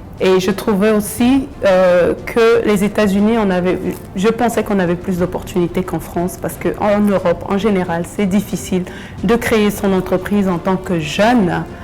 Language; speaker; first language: French; early bilingual, other home language; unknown